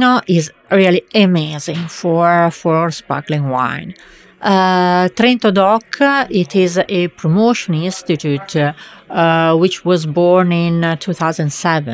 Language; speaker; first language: English; non-native, fluent; Italian